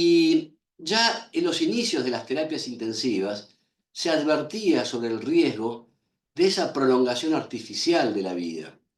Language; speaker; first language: Spanish; native; Spanish